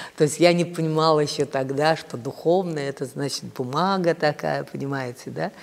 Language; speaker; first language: Russian; native; Russian